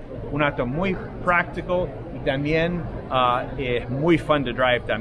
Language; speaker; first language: Spanish; non-native, fluent; English